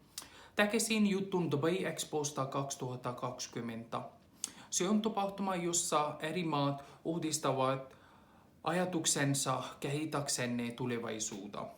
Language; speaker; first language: Finnish; non-native, fluent; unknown